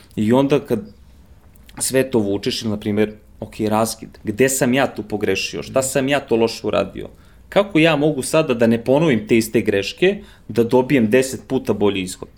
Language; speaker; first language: Serbian; early bilingual, heritage; Serbian